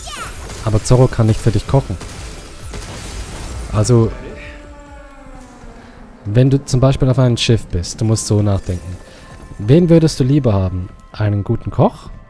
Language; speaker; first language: German; non-native, learner; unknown